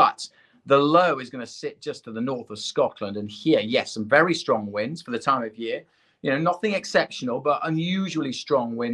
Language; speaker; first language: English; native; English